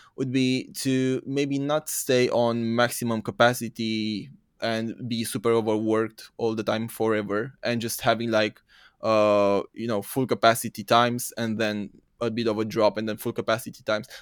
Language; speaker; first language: English; non-native, fluent; Romanian